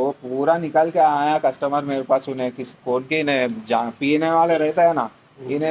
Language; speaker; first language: Hindi; non-native, local second language; Telugu